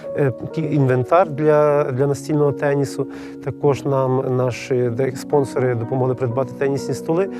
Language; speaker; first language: Ukrainian; native; Ukrainian